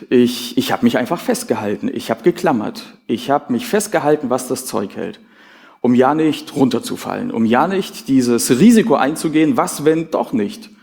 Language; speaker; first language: German; native; German